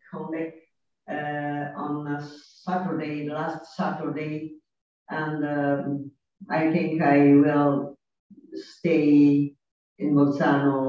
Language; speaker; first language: English; non-native, learner; Italian